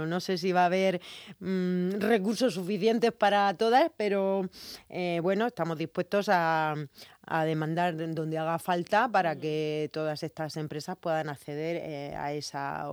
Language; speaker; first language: Spanish; native; Spanish